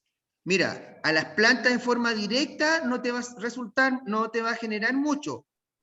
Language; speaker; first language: Spanish; native; Spanish